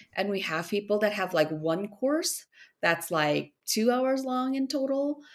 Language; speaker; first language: English; early bilingual, other home language; Korean